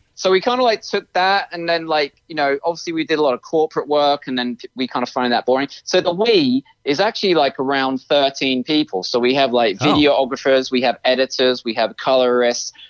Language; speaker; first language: English; native; English